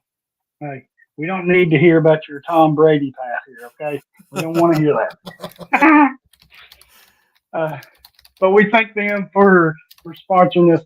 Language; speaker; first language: English; native; English